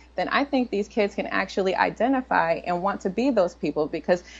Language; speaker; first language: English; native; English